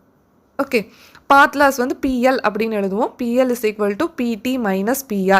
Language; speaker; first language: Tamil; native; Tamil